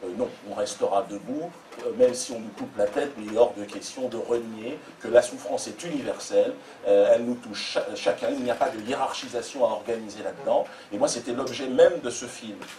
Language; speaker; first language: French; native; French